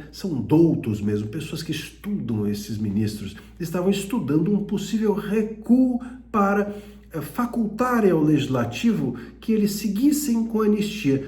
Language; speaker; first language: Portuguese; native; Portuguese